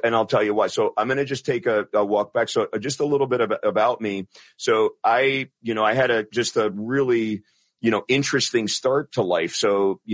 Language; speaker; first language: English; non-native, local second language; Italian